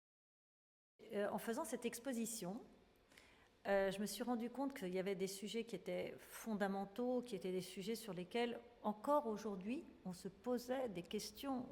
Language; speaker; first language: French; native; French